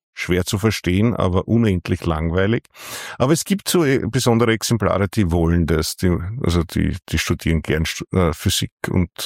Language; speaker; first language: German; native; German